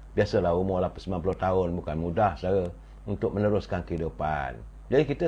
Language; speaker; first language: Malay; native; Malay